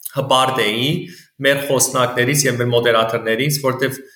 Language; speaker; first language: Armenian; early bilingual, heritage; Armenian